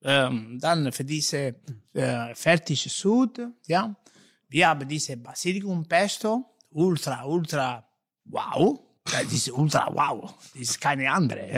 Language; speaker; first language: German; non-native, learner; Italian